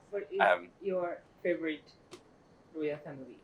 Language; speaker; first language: English; non-native, learner; Japanese